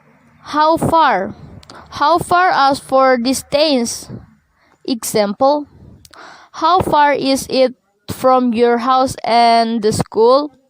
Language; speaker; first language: English; non-native, learner; Indonesian